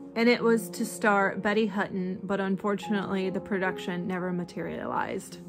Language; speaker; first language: English; native; English